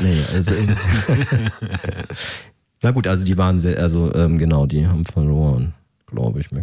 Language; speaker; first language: German; native; German